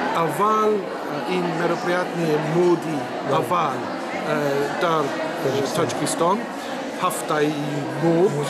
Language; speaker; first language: Persian; non-native, learner; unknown